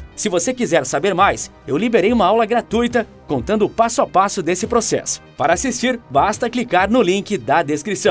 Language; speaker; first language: Portuguese; native; Portuguese